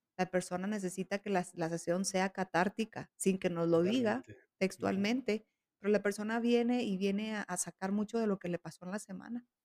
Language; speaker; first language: Spanish; native; Spanish